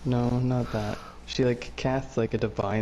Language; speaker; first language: English; native; English